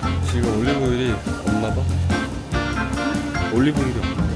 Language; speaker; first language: Korean; native; Korean